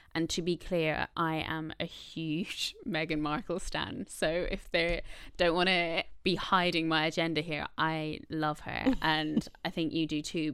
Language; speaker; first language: English; native; English